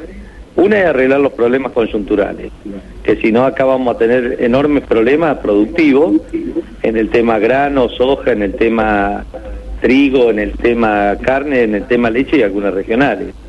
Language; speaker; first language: Spanish; native; Spanish